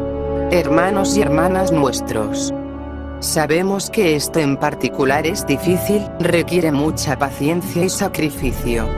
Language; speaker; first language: Spanish; native; Spanish